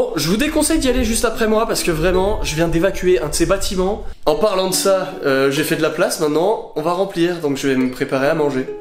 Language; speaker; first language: French; native; French